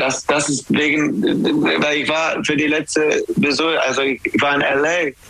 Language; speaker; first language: German; non-native, fluent; English